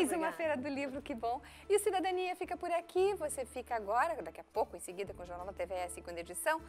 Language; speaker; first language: Portuguese; native; Portuguese